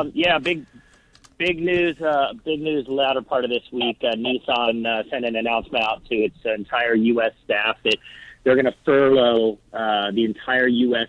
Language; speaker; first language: English; native; English